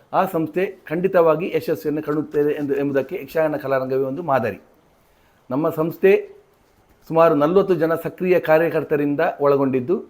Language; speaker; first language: Kannada; native; Kannada